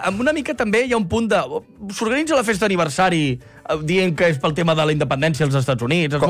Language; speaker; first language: Catalan; native; Catalan